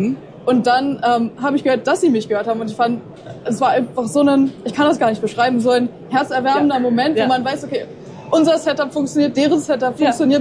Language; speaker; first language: German; native; German